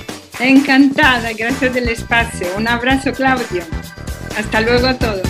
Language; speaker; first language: Spanish; non-native, fluent; Italian